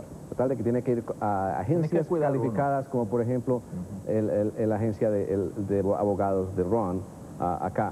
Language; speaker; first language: Spanish; native; Spanish